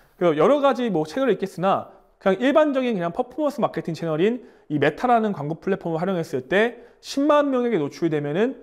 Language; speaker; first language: Korean; native; Korean